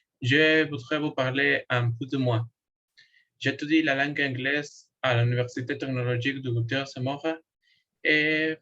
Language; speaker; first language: French; non-native, learner; Spanish